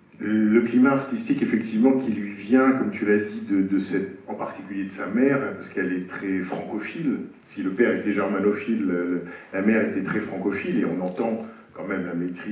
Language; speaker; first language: French; native; French